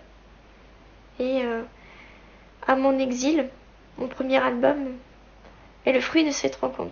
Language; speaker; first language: French; native; French